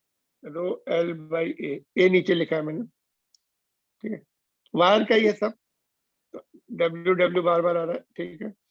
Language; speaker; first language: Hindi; non-native, local second language; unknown